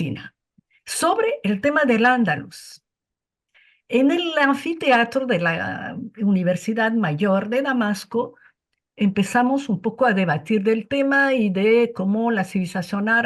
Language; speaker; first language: Spanish; non-native, fluent; Arabic